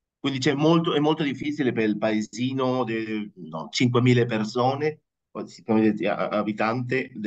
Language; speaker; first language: Italian; non-native, fluent; Spanish